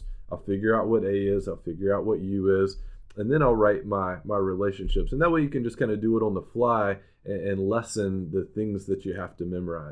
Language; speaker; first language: English; native; English